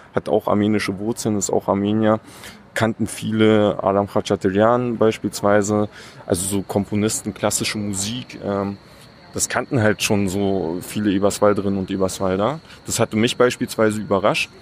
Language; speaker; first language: German; native; German